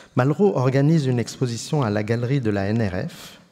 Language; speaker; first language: French; native; French